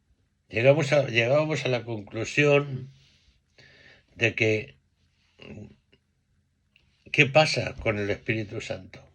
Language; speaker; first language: Spanish; native; Spanish